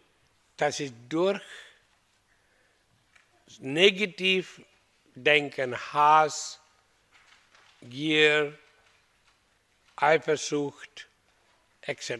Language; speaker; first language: German; non-native, learner; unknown